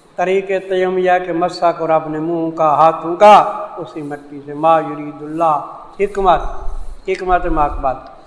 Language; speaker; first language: Urdu; non-native, local second language; Saraiki